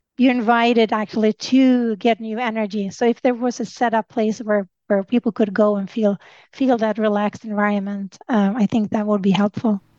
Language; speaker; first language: English; non-native, fluent; Swedish